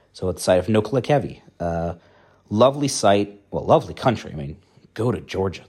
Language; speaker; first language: English; native; English